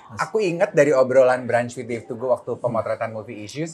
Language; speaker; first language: Indonesian; native; Indonesian